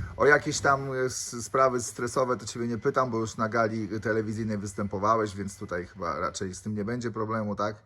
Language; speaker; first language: Polish; native; Polish